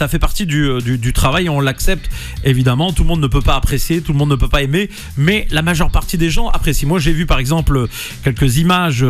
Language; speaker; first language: French; native; French